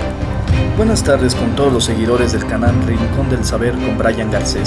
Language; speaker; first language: Spanish; native; Spanish